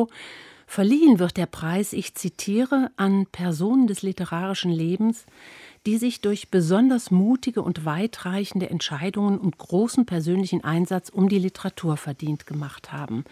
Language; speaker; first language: German; native; German